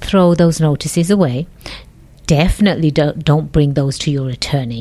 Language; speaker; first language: English; native; English